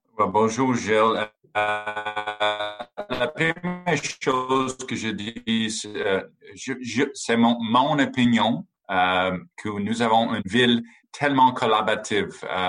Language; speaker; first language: French; non-native, fluent; English